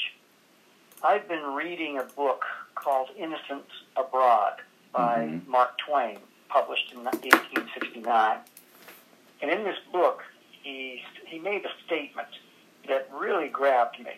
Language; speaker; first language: English; native; English